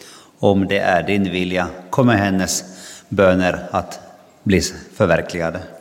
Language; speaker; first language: Swedish; non-native, local second language; Finnish